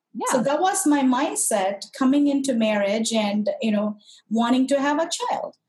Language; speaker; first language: English; non-native, local second language; Tamil